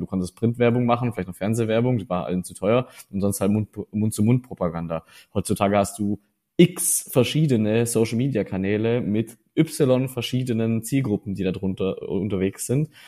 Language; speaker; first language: German; native; German